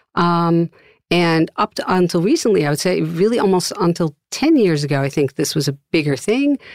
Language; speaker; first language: English; non-native, fluent; Dutch